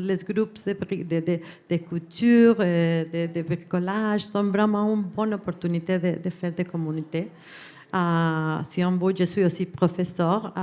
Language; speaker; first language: French; non-native, fluent; Spanish